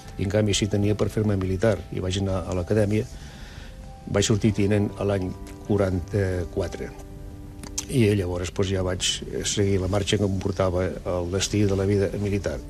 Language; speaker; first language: Catalan; non-native, local second language; Basque